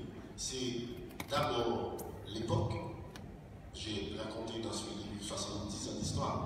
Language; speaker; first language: French; non-native, local second language; Haitian Creole